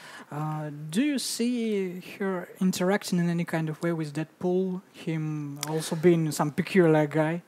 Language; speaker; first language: English; non-native, fluent; Russian